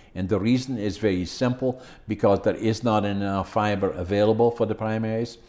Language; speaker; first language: English; non-native, fluent; Dutch